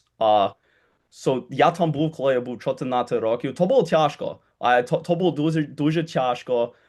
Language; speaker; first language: Ukrainian; early bilingual, heritage; Ukrainian